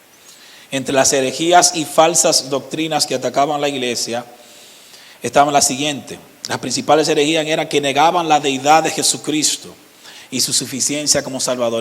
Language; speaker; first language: Spanish; native; Spanish